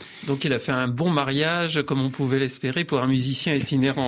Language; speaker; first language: French; native; French